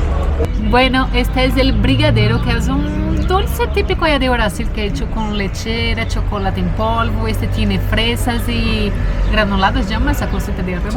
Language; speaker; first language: Spanish; non-native, fluent; Portuguese